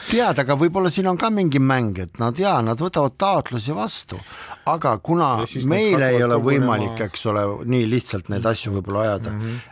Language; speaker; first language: Estonian; non-native, local second language; Russian